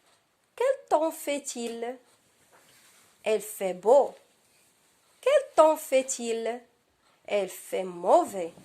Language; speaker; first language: French; non-native, local second language; Arabic